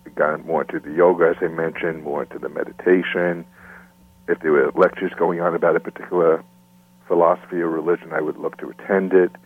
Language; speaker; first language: English; native; English